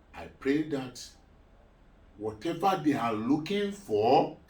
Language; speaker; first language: English; non-native, local second language; Yoruba